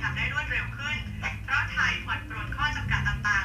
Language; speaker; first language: Thai; native; Thai